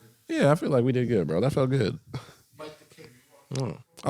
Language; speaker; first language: English; native; English